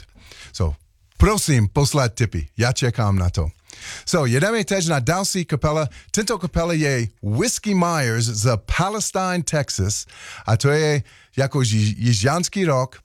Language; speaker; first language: Czech; non-native, learner; English